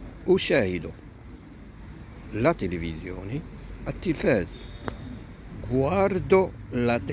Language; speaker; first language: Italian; non-native, fluent; Arabic